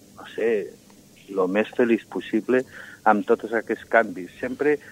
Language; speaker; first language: Catalan; native; Catalan